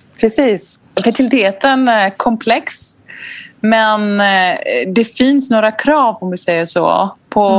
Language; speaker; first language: Swedish; non-native, fluent; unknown